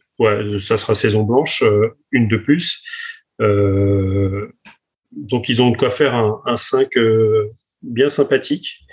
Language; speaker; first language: French; native; French